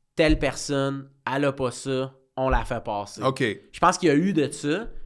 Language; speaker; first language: French; native; French